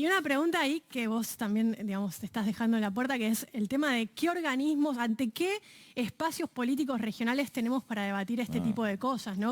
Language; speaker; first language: Spanish; native; Spanish